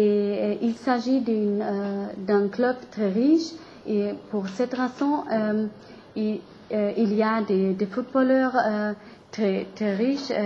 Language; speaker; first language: French; non-native, learner; German